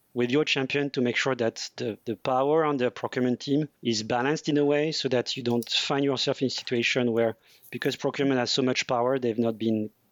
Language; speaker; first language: English; non-native, fluent; French